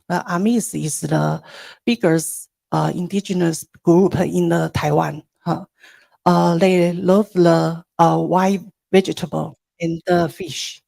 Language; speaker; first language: English; non-native, learner; Chinese